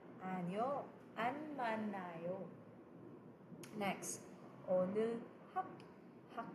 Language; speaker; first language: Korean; non-native, fluent; Cebuano